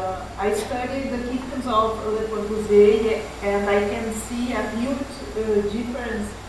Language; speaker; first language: English; non-native, fluent; Portuguese